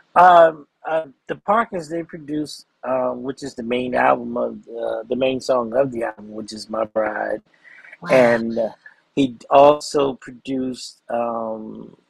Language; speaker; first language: English; native; English